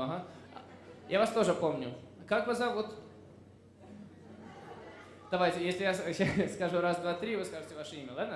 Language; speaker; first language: Russian; early bilingual, heritage; Russian